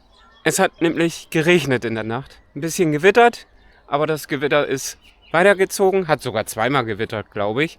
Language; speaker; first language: German; native; German